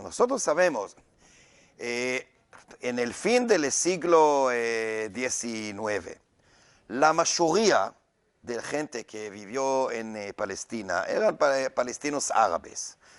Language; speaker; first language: Spanish; non-native, learner; Hebrew